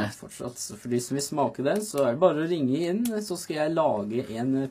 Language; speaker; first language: Norwegian; native; Norwegian